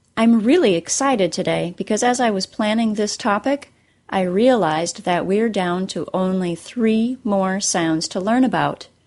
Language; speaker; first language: English; native; English